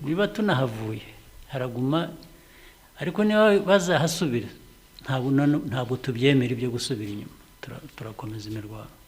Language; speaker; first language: Kinyarwanda; early bilingual, heritage; Kinyarwanda